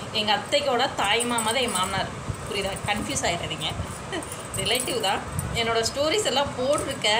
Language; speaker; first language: Tamil; non-native, local second language; Telugu